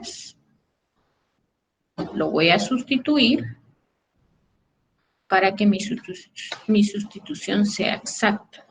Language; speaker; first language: Spanish; native; Spanish